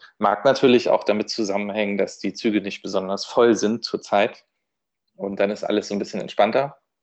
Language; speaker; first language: German; native; German